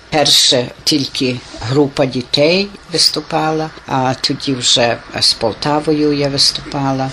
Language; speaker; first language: Ukrainian; early bilingual, heritage; Ukrainian